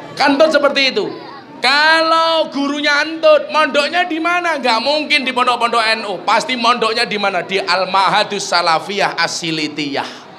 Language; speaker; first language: Indonesian; non-native, local second language; Javanese